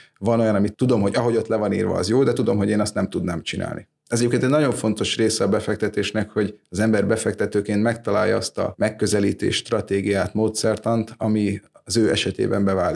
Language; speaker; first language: Hungarian; native; Hungarian